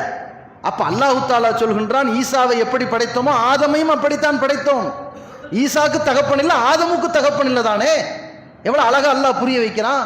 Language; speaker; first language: Tamil; native; Tamil